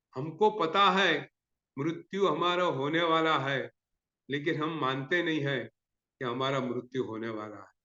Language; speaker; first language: Hindi; non-native, local second language; Gujarati